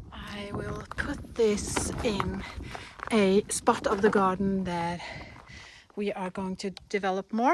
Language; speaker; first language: English; non-native, fluent; Norwegian